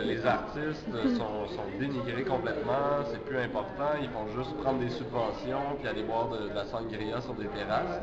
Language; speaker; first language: French; native; French